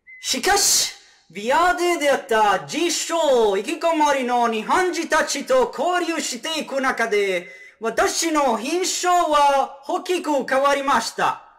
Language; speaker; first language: Japanese; non-native, fluent; Italian